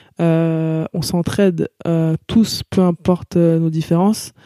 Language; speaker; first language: French; native; French